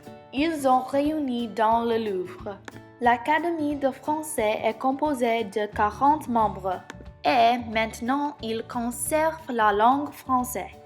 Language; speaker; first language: French; non-native, learner; English